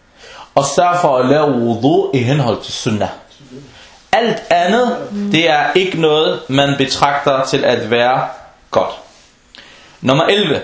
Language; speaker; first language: Danish; non-native, fluent; Arabic